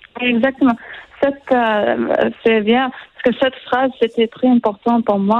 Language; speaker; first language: French; non-native, learner; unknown